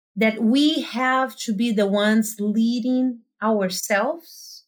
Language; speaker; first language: English; non-native, fluent; Portuguese